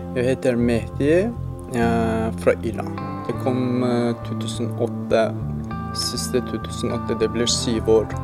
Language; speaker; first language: Norwegian; non-native, learner; Persian